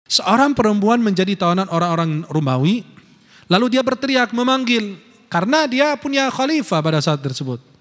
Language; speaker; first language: Indonesian; non-native, fluent; Arabic